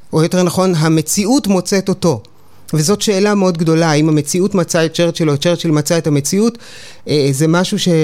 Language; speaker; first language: Hebrew; native; Hebrew